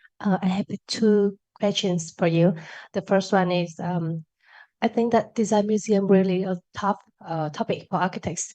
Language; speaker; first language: English; non-native, learner; Vietnamese